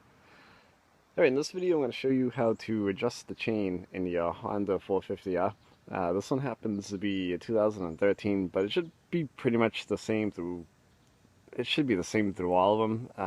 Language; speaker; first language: English; native; English